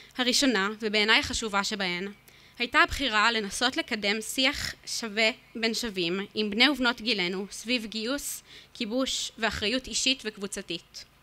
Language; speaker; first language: Hebrew; native; Hebrew